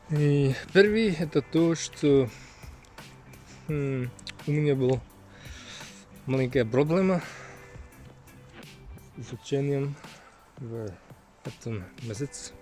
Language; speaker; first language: Russian; non-native, learner; Finnish